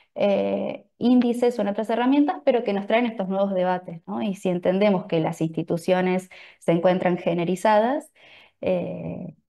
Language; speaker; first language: Spanish; native; Spanish